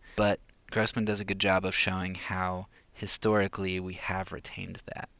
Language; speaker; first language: English; native; English